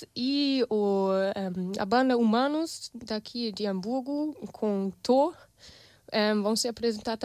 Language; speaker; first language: Portuguese; non-native, fluent; German